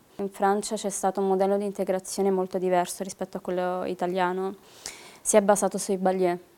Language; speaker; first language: Italian; early bilingual, other home language; Arabic